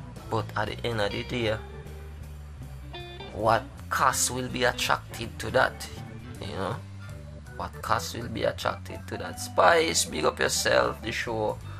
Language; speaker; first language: English; native; English